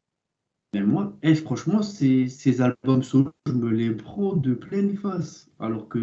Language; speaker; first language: French; native; French